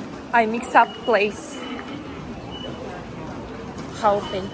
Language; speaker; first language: English; non-native, learner; Russian